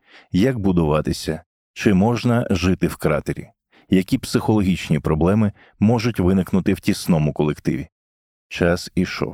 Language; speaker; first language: Ukrainian; native; Ukrainian